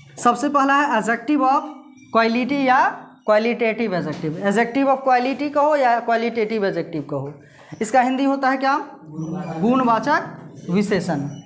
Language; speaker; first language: Hindi; native; Hindi